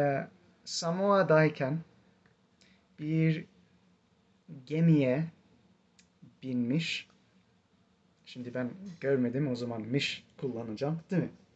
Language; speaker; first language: Turkish; non-native, fluent; English